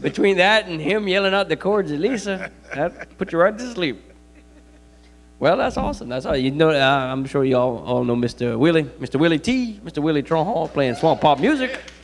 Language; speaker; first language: English; early bilingual, other home language; French